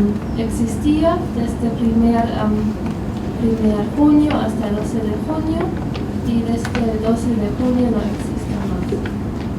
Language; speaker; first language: Spanish; non-native, fluent; German